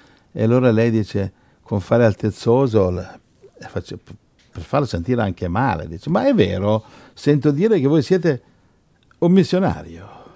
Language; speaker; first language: Italian; native; Italian